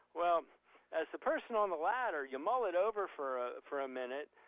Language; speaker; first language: English; native; English